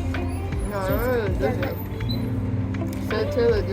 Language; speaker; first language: French; non-native, learner; English